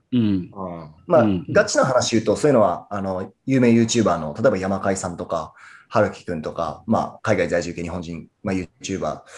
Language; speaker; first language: Japanese; native; Japanese